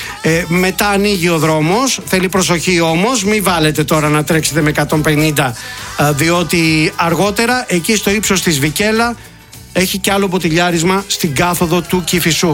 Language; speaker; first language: Greek; native; Greek